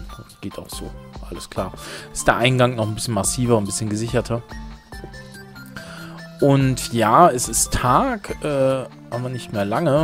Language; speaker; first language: German; native; German